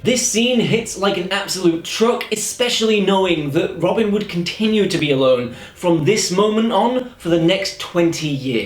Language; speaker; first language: English; native; English